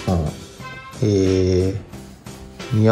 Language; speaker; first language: Japanese; native; Japanese